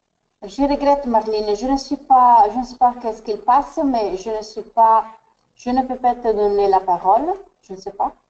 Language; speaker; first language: French; non-native, fluent; Spanish